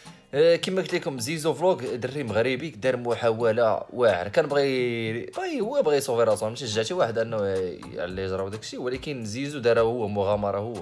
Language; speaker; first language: Arabic; native; Arabic